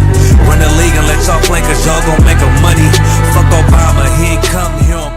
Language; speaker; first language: English; native; English